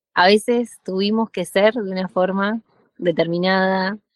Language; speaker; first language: Spanish; native; Spanish